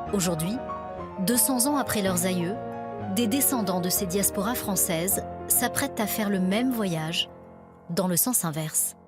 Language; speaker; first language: French; native; French